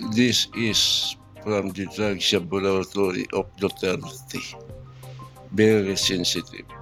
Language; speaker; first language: English; non-native, local second language; Cebuano